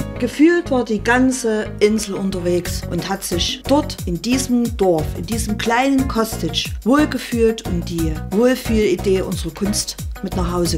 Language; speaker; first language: German; native; German